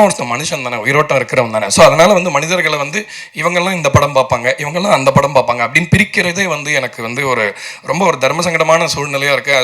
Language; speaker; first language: Tamil; native; Tamil